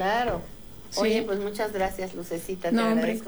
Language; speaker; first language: Spanish; native; Spanish